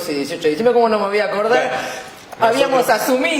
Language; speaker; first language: Spanish; native; Spanish